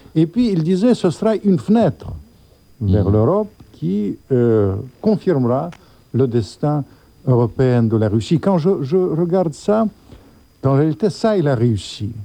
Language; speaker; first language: French; non-native, fluent; Russian